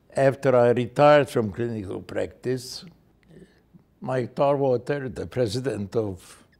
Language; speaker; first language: English; non-native, fluent; Hungarian